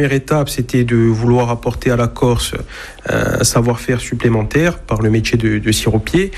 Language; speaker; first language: French; native; French